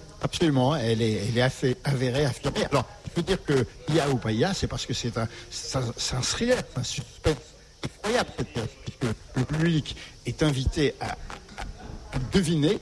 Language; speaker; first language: French; native; French